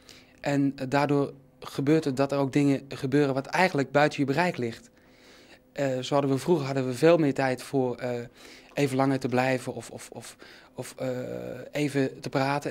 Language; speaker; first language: Dutch; native; Dutch